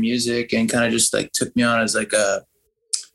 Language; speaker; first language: English; native; English